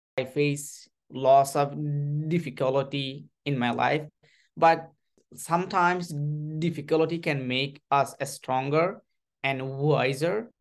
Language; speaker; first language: English; non-native, learner; Rohingya